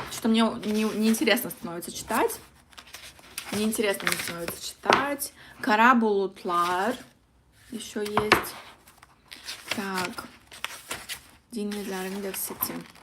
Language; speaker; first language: Russian; native; Russian